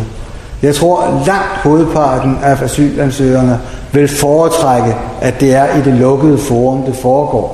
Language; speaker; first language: Danish; native; Danish